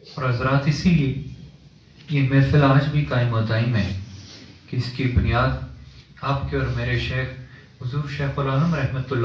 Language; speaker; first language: Hindi; native; Hindi